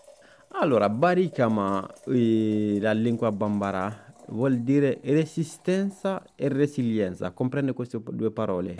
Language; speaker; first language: Italian; non-native, fluent; Bambara